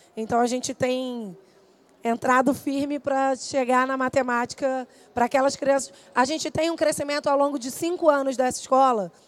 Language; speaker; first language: Portuguese; native; Portuguese